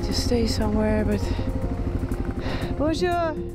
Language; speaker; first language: English; non-native, fluent; Dutch